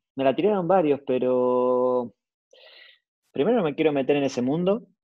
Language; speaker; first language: Spanish; native; Spanish